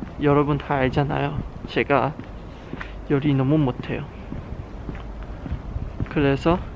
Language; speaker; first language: Korean; non-native, learner; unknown